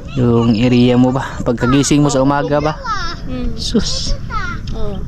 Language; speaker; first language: Filipino; non-native, local second language; Cebuano